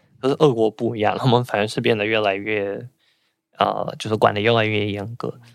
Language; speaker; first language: Chinese; non-native, fluent; Russian